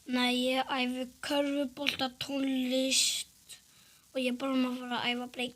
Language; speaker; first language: Icelandic; early bilingual, other home language; Portuguese